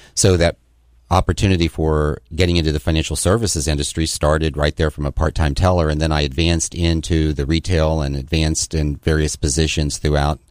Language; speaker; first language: English; native; English